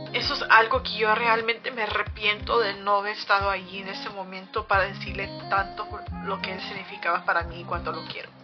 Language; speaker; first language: Spanish; early bilingual, other home language; English